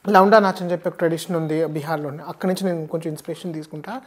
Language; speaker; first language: Telugu; native; Telugu